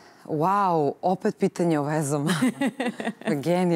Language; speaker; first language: Serbian; native; Serbian